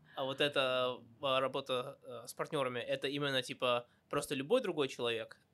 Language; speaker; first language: Russian; early bilingual, heritage; Russian